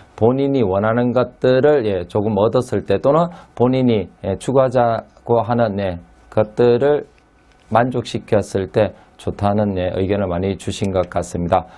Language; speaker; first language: Korean; native; Korean